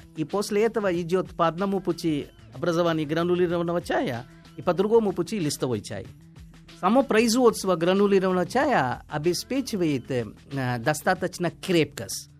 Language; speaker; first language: Russian; non-native, fluent; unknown